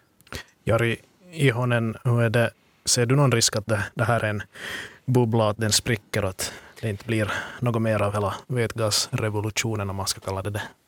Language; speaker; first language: Swedish; native; Swedish